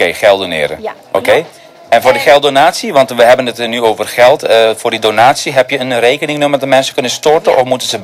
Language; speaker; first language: Dutch; non-native, fluent; Spanish